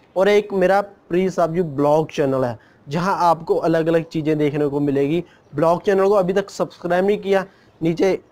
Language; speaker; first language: Hindi; non-native, local second language; Punjabi